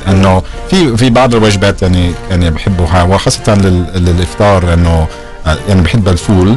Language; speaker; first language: Arabic; non-native, fluent; English